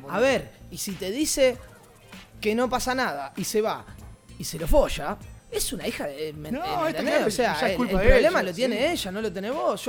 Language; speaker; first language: Spanish; native; Spanish